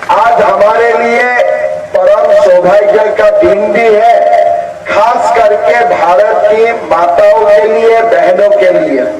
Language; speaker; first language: Hindi; non-native, local second language; Assamese